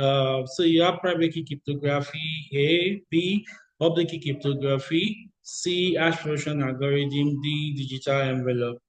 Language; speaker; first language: English; non-native, local second language; Yoruba